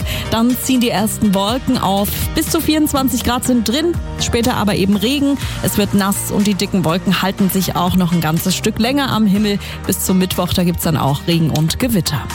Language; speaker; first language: German; native; German